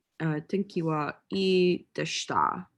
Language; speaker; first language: Japanese; non-native, learner; English